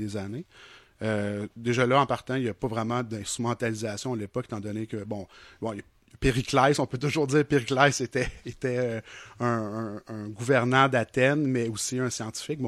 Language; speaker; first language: French; native; French